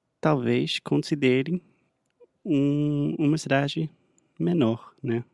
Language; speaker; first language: Portuguese; non-native, fluent; English